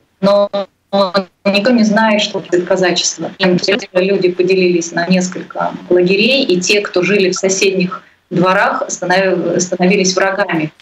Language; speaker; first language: Russian; native; Russian